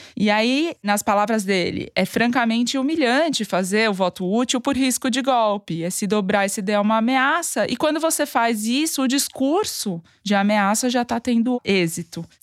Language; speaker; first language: Portuguese; native; Portuguese